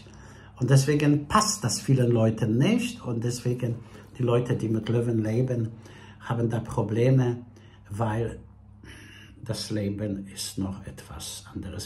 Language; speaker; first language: German; non-native, fluent; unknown